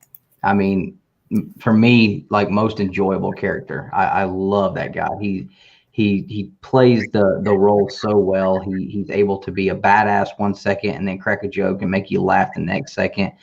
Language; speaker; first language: English; native; English